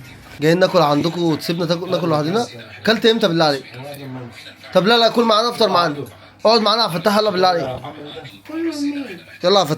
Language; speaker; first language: Arabic; native; Arabic